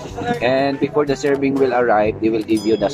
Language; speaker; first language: English; non-native, local second language; Filipino